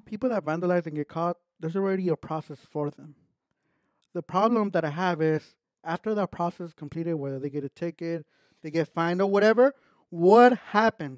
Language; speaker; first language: English; early bilingual, other home language; Spanish